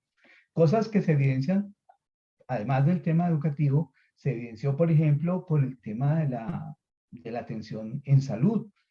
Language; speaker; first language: Spanish; native; Spanish